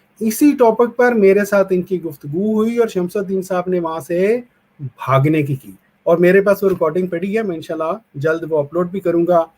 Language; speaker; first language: Urdu; non-native, local second language; Punjabi